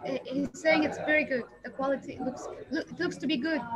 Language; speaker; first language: English; non-native, fluent; Arabic